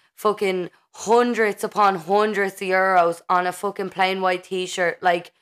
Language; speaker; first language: English; native; English